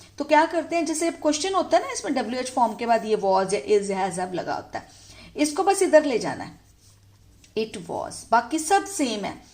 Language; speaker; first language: Hindi; native; Hindi